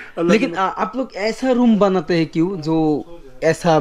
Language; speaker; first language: Hindi; non-native, learner; Bangla